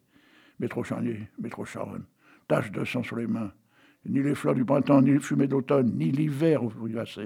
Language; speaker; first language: French; native; French